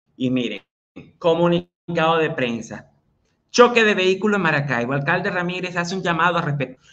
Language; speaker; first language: Spanish; native; Spanish